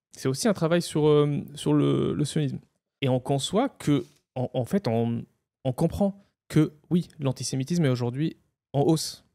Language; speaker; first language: French; non-native, fluent; Hebrew